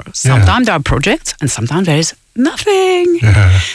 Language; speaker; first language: English; non-native, fluent; Czech